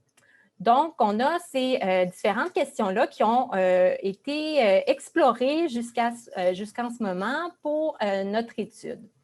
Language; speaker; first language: French; native; French